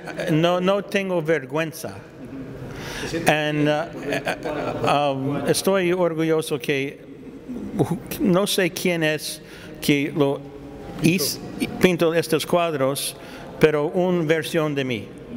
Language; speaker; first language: Spanish; non-native, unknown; English